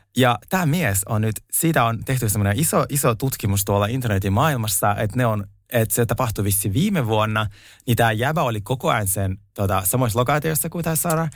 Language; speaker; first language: Finnish; native; Finnish